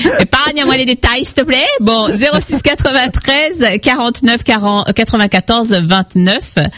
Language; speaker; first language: French; native; French